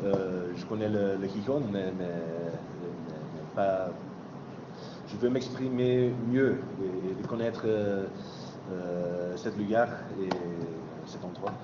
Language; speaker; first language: French; non-native, fluent; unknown